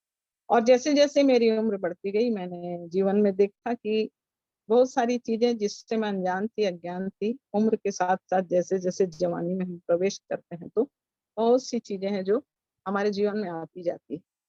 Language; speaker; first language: Hindi; native; Hindi